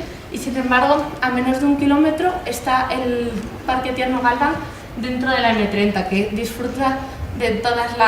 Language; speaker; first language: Spanish; native; Spanish